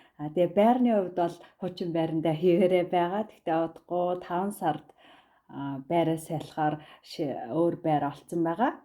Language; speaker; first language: Mongolian; native; Mongolian